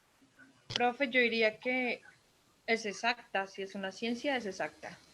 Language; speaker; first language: Spanish; native; Spanish